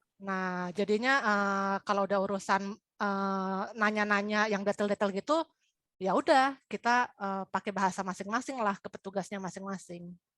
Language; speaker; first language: Indonesian; native; Indonesian